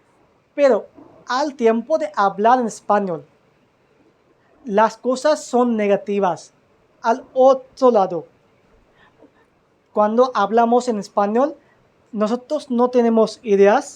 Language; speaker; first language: Spanish; non-native, learner; Hindi